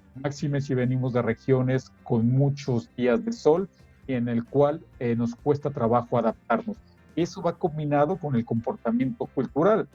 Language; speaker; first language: Spanish; native; Spanish